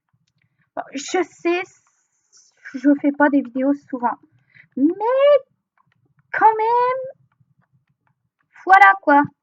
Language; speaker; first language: French; native; French